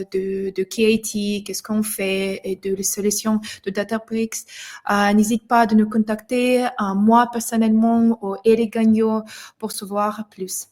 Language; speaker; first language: French; non-native, fluent; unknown